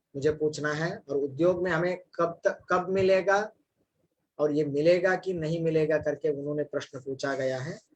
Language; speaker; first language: Hindi; non-native, local second language; Kannada